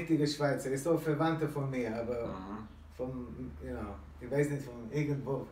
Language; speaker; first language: German; non-native, fluent; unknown